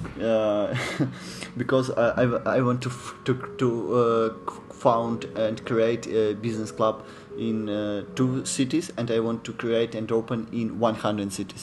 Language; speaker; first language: English; non-native, learner; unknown